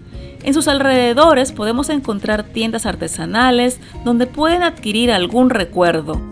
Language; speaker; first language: Spanish; native; Spanish